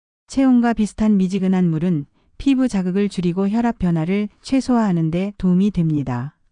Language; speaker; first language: Korean; native; Korean